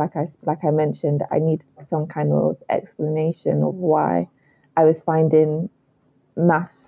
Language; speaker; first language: English; native; English